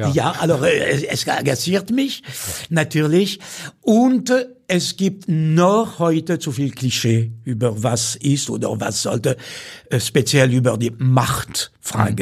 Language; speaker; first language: German; non-native, fluent; French